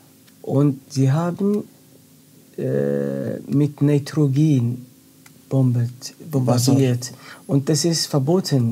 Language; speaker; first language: German; non-native, learner; Arabic